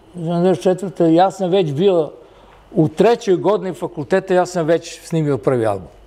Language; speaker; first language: Serbian; early bilingual, other home language; Italian